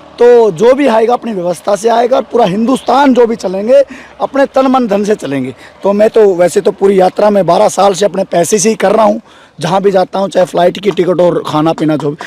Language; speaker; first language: Hindi; native; Hindi